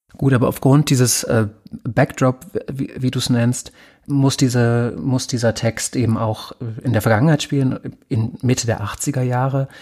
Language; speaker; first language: German; native; German